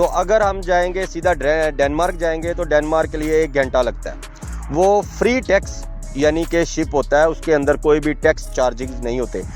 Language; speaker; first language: Urdu; non-native, local second language; Punjabi